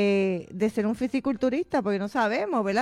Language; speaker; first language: Spanish; native; Spanish